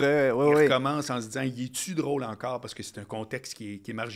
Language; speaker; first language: French; native; French